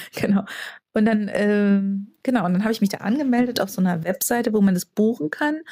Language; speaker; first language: German; native; German